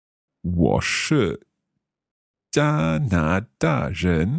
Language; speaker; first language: Chinese; non-native, learner; English